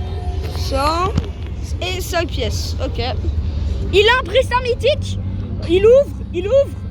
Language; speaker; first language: French; native; French